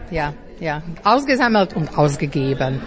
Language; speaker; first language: German; non-native, fluent; Slovak